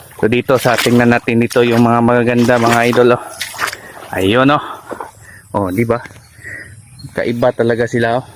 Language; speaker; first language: Filipino; non-native, local second language; Hiligaynon